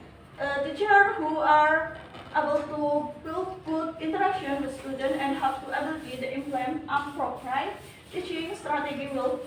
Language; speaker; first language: English; non-native, learner; Indonesian